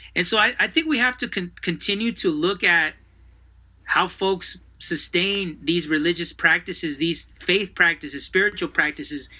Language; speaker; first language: English; early bilingual, other home language; Spanish